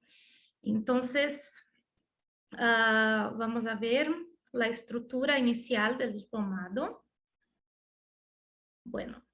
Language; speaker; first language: Spanish; non-native, learner; Portuguese